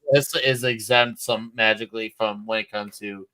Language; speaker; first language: English; native; English